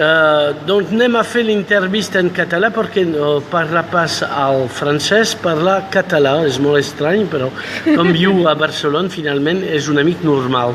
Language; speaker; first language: Catalan; non-native, fluent; French